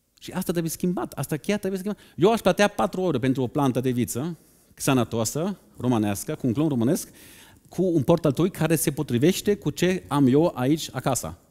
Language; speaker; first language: Romanian; non-native, fluent; German